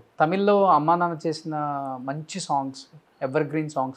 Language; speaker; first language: Telugu; native; Telugu